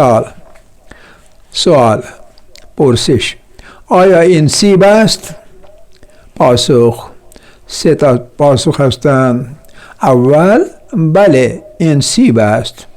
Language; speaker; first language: Persian; non-native, fluent; Urdu